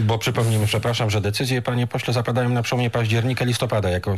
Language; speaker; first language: Polish; native; Polish